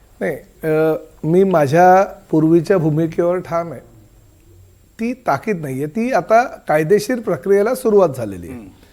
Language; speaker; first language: Marathi; native; Marathi